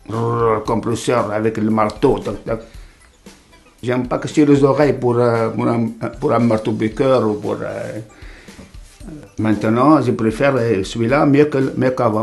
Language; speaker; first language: French; non-native, learner; Arabic